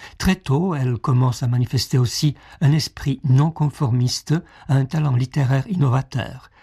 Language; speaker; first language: French; non-native, fluent; Czech